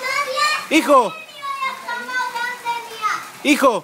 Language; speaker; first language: Spanish; native; Spanish